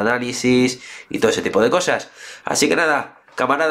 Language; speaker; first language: Spanish; native; Spanish